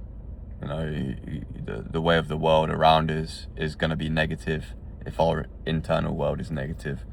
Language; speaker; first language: English; native; English